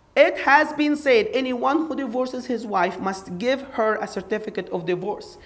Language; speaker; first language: English; non-native, fluent; Arabic